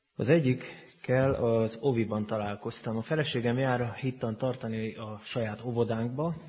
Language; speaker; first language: Hungarian; native; Hungarian